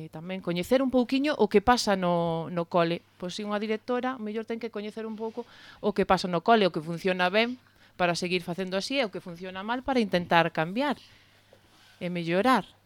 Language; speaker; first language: Galician; native; Galician